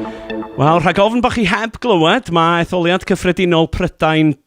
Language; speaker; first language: Welsh; native; Welsh